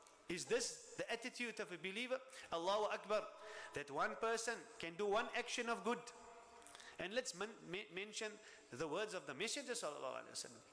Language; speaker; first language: English; native; English